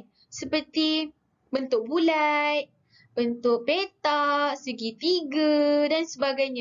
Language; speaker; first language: Malay; native; Malay